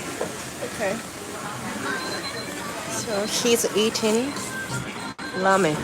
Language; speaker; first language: English; non-native, learner; Japanese